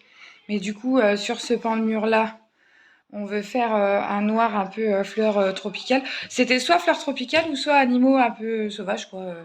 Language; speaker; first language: French; native; French